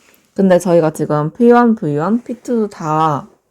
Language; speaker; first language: Korean; native; Korean